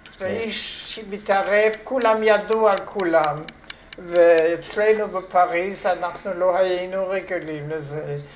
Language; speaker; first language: Hebrew; non-native, fluent; French